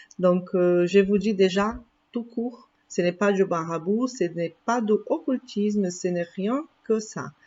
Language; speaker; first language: French; non-native, fluent; Portuguese